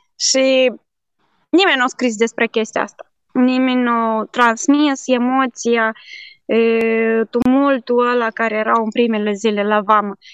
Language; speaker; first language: Romanian; native; Romanian